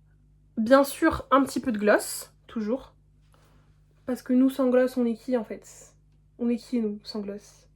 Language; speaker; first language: French; native; French